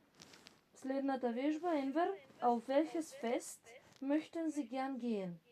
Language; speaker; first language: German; non-native, fluent; Macedonian